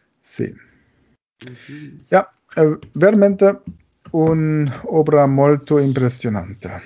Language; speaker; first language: Italian; non-native, learner; German